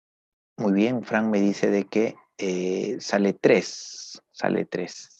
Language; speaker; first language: Spanish; native; Spanish